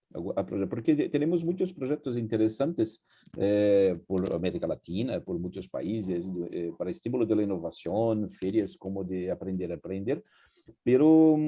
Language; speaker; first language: Spanish; non-native, fluent; Portuguese